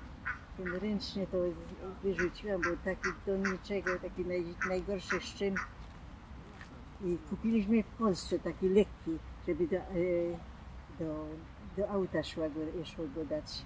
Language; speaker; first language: Polish; non-native, local second language; German